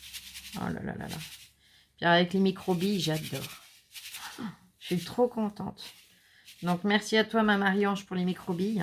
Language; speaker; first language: French; native; French